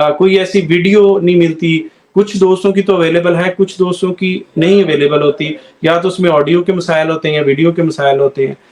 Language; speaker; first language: Urdu; non-native, local second language; Punjabi